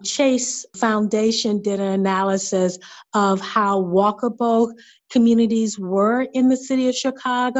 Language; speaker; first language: English; native; English